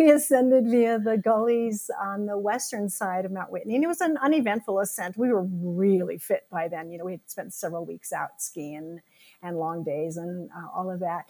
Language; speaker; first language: English; native; English